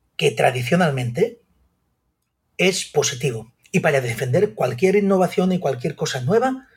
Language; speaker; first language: Spanish; native; Spanish